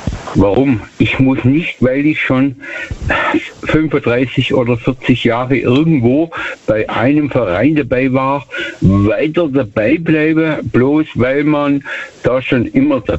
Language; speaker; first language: German; native; German